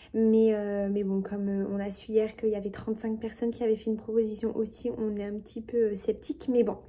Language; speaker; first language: French; native; French